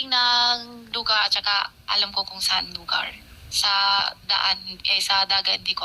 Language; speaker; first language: Filipino; non-native, learner; Chinese